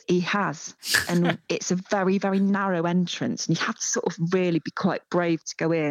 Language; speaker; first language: English; native; English